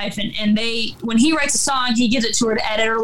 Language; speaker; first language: English; native; English